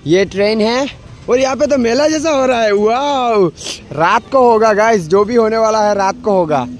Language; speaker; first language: Hindi; non-native, local second language; Assamese